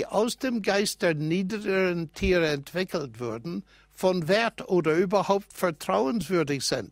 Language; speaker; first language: German; non-native, fluent; English